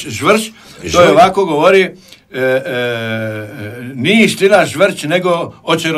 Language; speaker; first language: Croatian; native; Croatian